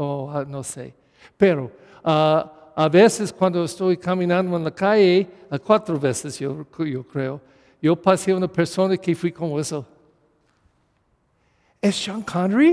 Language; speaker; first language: Spanish; non-native, fluent; English